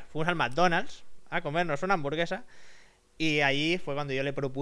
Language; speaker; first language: Spanish; native; Spanish